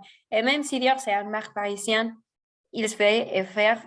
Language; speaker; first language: French; non-native, fluent; Spanish